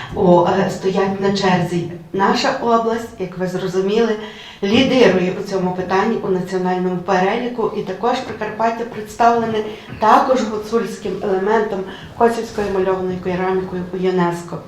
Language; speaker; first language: Ukrainian; native; Ukrainian